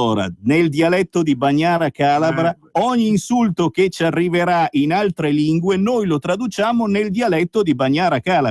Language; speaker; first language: Italian; native; Italian